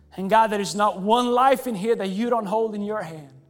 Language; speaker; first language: English; non-native, fluent; Swedish